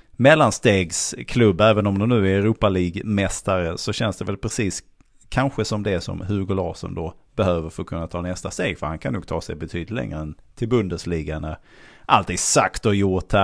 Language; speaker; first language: Swedish; native; Swedish